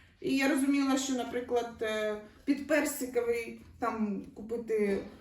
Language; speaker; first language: Ukrainian; native; Ukrainian